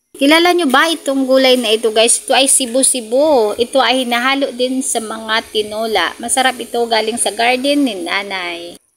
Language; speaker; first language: Filipino; non-native, local second language; Cebuano